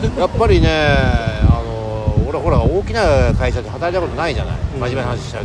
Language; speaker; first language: Japanese; native; Japanese